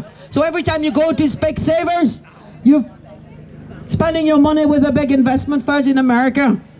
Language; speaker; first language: English; non-native, fluent; French